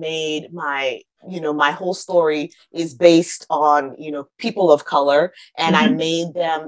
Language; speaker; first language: English; early bilingual, other home language; Akan